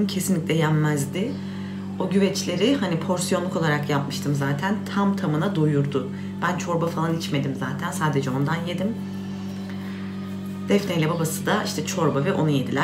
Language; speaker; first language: Turkish; native; Turkish